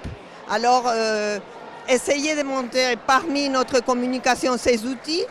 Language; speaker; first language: French; non-native, fluent; Spanish